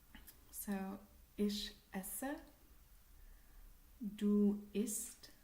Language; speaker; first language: German; non-native, fluent; English